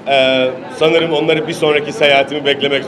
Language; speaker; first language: Turkish; native; Turkish